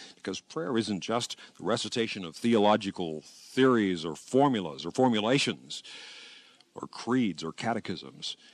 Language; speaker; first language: English; native; English